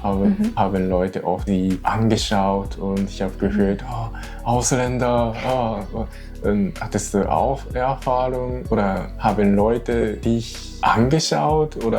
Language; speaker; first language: German; non-native, learner; Japanese